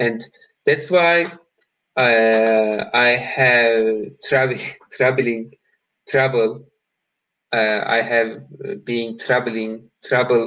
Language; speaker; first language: English; non-native, learner; Turkish